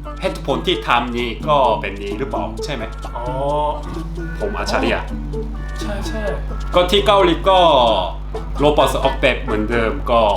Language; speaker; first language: Thai; non-native, learner; Korean